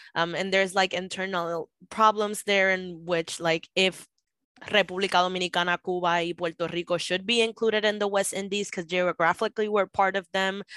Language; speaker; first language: English; non-native, fluent; Spanish